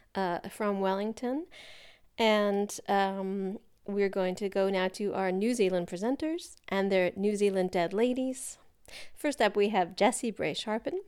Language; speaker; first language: English; native; English